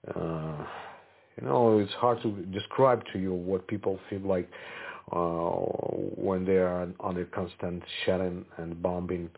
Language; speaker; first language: English; non-native, fluent; Ukrainian